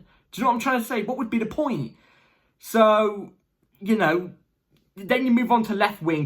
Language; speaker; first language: English; native; English